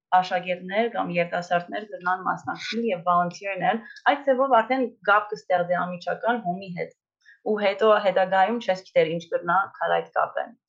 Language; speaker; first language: Armenian; early bilingual, heritage; Armenian